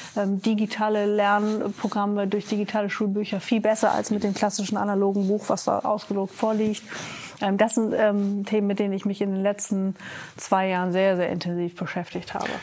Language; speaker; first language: German; native; German